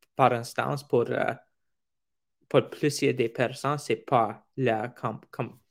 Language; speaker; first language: French; non-native, fluent; English